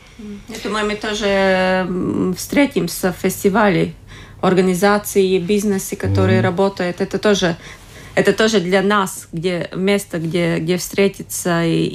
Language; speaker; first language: Russian; non-native, local second language; Latvian